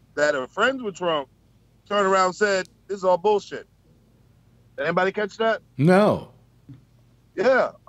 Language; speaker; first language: English; native; English